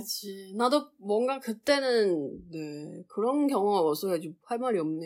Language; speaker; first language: Korean; non-native, learner; Chinese